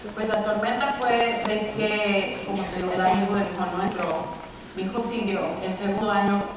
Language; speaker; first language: Spanish; early bilingual, heritage; Spanish